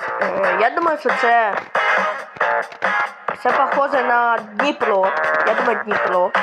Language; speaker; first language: Ukrainian; non-native, local second language; Russian